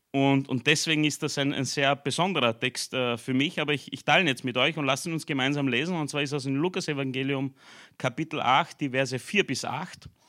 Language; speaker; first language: German; early bilingual, other home language; Romanian